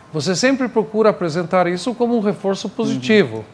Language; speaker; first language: Portuguese; non-native, fluent; English